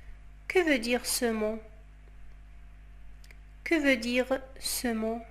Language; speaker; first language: French; non-native, fluent; Arabic